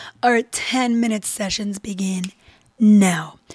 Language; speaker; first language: English; non-native, local second language; Spanish